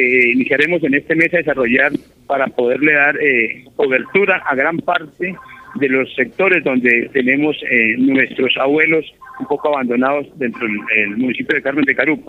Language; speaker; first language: Spanish; native; Spanish